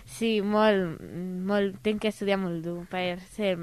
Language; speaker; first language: Catalan; early bilingual, other home language; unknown